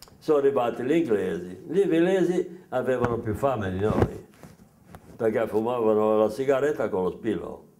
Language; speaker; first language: Italian; native; Italian